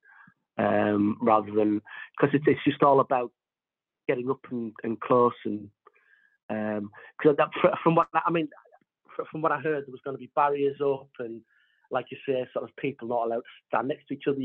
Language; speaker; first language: English; native; English